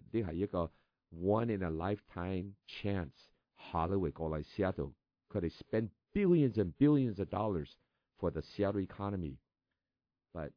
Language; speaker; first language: English; early bilingual, other home language; Chinese